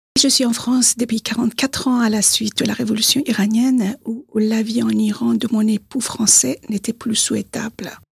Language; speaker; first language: French; non-native, fluent; Persian